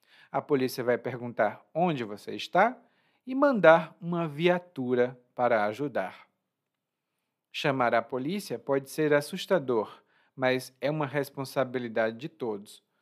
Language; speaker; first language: Portuguese; native; Portuguese